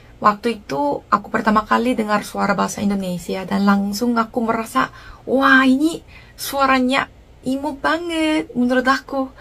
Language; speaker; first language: Indonesian; non-native, learner; Korean